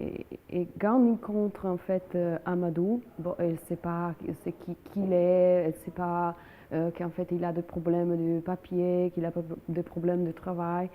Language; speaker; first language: French; non-native, fluent; Italian